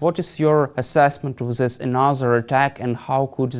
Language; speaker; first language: English; non-native, fluent; Ukrainian